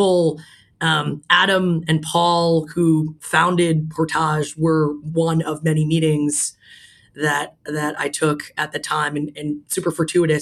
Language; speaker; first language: English; native; English